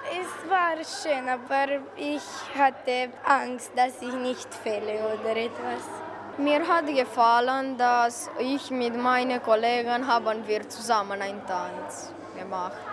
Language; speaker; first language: German; non-native, local second language; Romanian